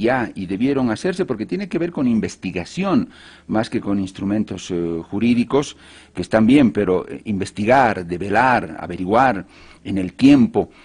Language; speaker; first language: Spanish; native; Spanish